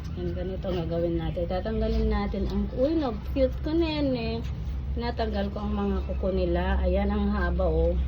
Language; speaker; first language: Filipino; non-native, local second language; Iloko